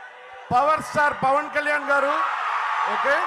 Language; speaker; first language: Telugu; non-native, learner; Tamil